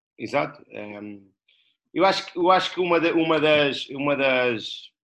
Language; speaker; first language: Portuguese; native; Portuguese